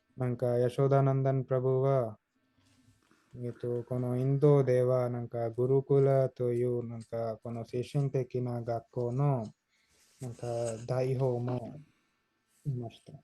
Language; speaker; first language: Japanese; non-native, fluent; Hindi